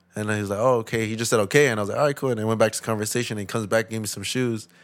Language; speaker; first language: English; native; English